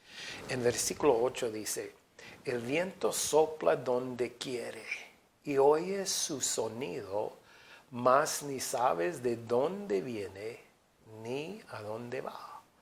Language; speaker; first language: Spanish; non-native, fluent; English